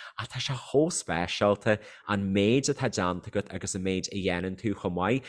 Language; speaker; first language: Irish; native; Irish